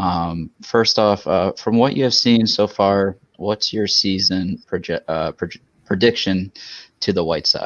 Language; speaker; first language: English; native; English